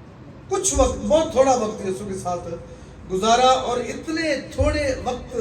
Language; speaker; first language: Urdu; native; Urdu